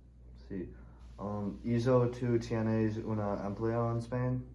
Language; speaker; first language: Spanish; non-native, learner; English